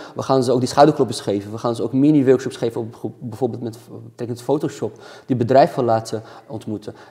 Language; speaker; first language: Dutch; native; Dutch